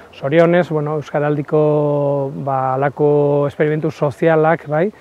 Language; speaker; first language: Basque; non-native, local second language; Spanish